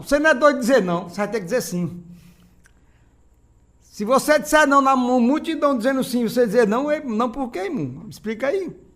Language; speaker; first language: Portuguese; native; Portuguese